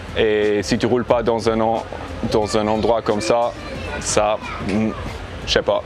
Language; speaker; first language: French; non-native, learner; English